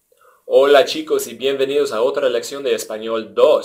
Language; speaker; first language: Spanish; non-native, fluent; English